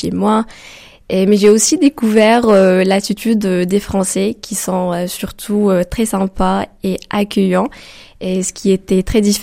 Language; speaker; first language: French; non-native, local second language; Arabic